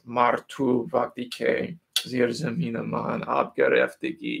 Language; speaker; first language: Persian; non-native, learner; English